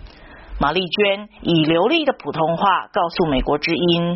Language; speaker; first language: Chinese; native; Chinese